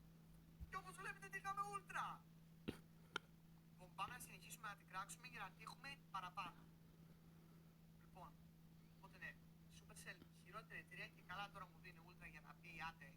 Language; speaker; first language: Greek; native; Greek